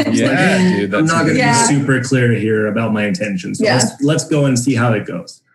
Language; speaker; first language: English; non-native, fluent; Portuguese